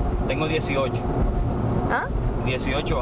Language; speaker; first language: Spanish; native; Spanish